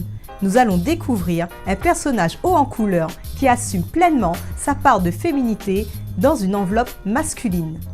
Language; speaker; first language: French; native; French